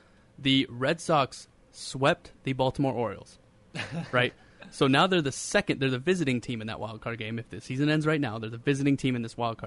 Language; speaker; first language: English; native; English